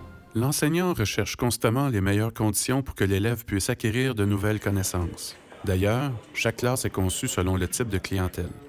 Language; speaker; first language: French; native; French